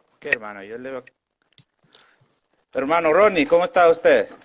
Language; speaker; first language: Spanish; non-native, local second language; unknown